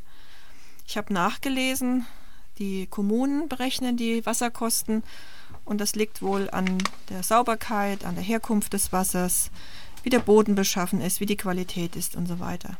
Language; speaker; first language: German; native; German